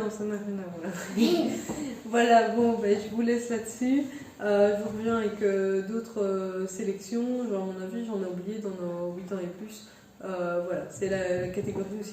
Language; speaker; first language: French; native; French